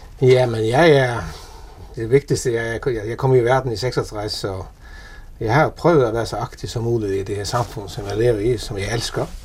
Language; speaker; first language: Danish; non-native, local second language; Faroese